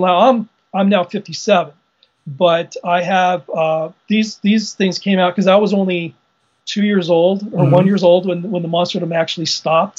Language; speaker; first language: English; native; English